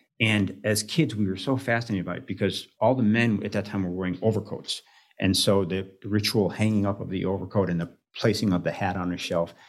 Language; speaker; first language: English; native; English